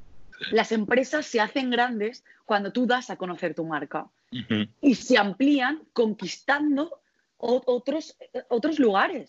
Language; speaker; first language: Spanish; native; Spanish